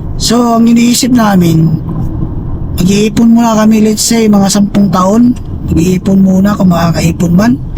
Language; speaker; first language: Filipino; non-native, local second language; Cebuano